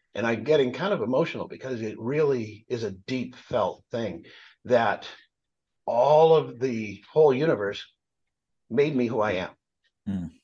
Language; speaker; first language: English; native; English